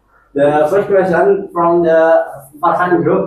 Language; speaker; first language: English; non-native, learner; Indonesian